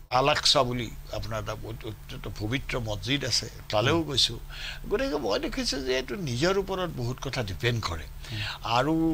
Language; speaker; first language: Assamese; native; Assamese